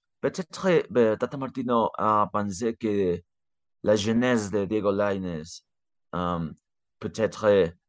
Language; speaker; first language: French; non-native, learner; Spanish